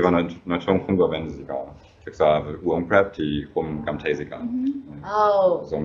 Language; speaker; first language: Vietnamese; non-native, fluent; German